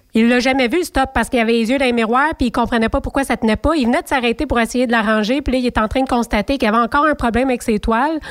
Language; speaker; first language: French; native; French